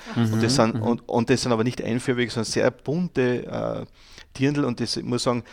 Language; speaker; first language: German; native; German